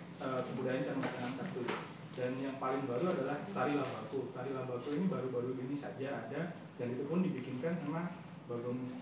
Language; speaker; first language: Indonesian; native; Indonesian